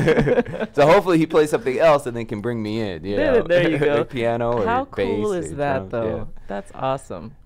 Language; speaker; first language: English; native; English